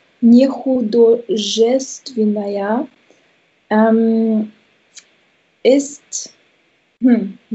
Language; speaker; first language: German; non-native, fluent; Russian